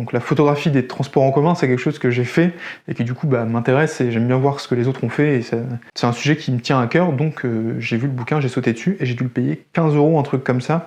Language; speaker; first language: French; native; French